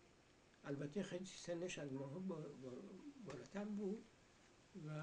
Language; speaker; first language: Persian; early bilingual, heritage; Persian